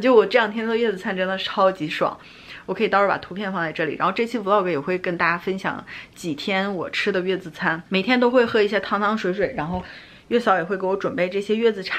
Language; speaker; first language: Chinese; native; Chinese